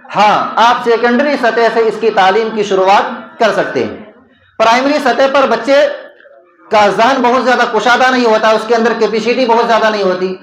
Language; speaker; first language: Urdu; native; Urdu